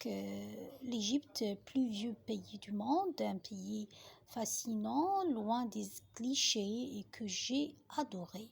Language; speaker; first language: French; non-native, fluent; Arabic